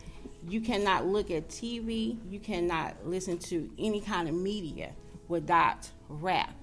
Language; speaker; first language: English; native; English